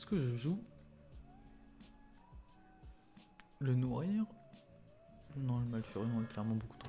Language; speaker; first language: French; native; French